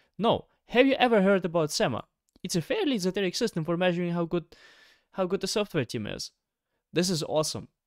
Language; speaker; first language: English; non-native, fluent; Ukrainian